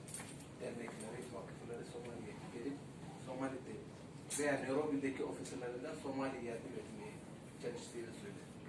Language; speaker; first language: Turkish; non-native, fluent; Somali